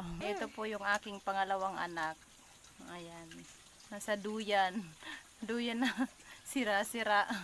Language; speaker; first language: Filipino; non-native, local second language; Bikol